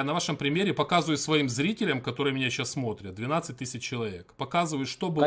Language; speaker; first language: Russian; native; Russian